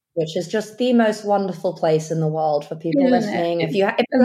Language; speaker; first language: English; early bilingual, other home language; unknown